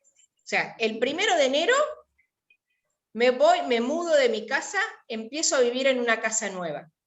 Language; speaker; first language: Spanish; native; Spanish